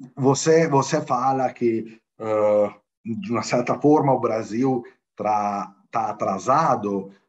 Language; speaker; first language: Portuguese; non-native, fluent; Italian